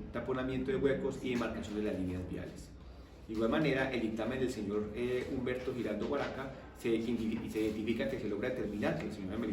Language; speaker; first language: Spanish; native; Spanish